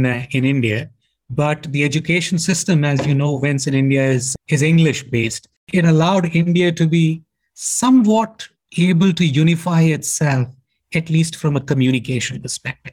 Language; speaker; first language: English; non-native, local second language; Hindi